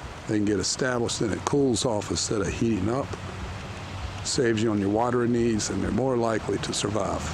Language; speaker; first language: English; native; English